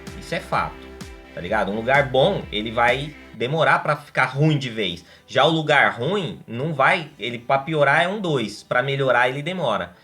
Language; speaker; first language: Portuguese; native; Portuguese